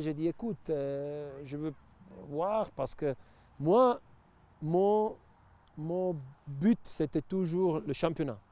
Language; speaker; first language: French; non-native, local second language; Italian